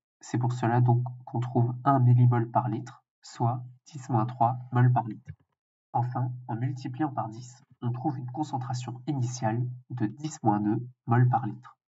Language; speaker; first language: French; native; French